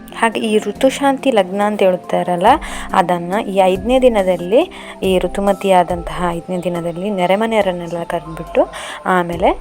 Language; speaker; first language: Kannada; non-native, local second language; Tulu